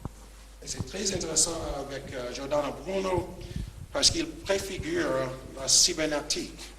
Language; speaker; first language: French; non-native, fluent; English